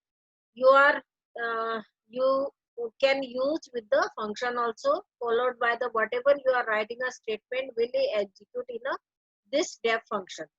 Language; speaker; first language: English; non-native, local second language; Hindi